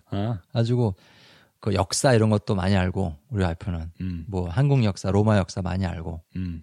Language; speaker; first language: Korean; native; Korean